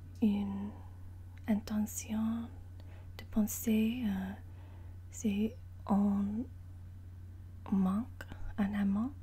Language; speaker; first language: French; non-native, learner; English